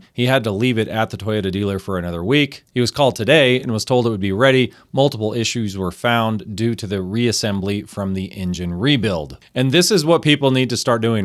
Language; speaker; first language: English; native; English